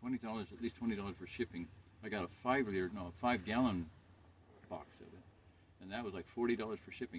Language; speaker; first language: English; native; English